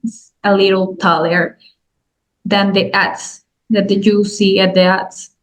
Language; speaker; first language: English; non-native, learner; Spanish